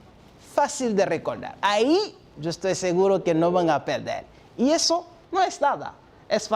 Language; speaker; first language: Spanish; non-native, fluent; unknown